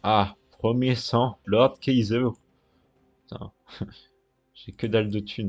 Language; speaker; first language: French; native; French